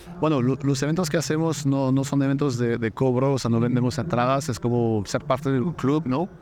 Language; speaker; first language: Spanish; non-native, fluent; French